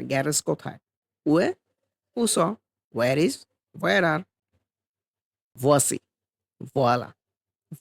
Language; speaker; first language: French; non-native, fluent; Bangla